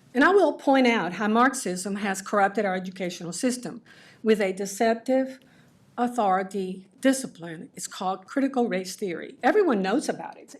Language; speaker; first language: English; early bilingual, other home language; Spanish